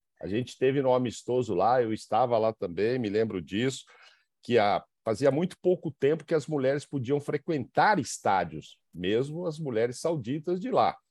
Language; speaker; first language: Portuguese; native; Portuguese